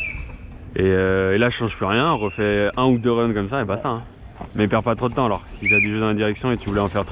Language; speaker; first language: French; native; French